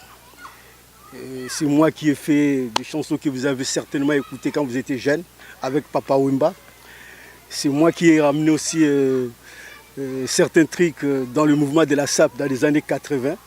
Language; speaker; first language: French; non-native, local second language; Lingala